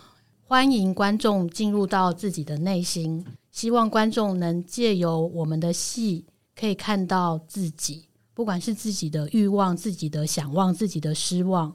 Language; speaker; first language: Chinese; native; Chinese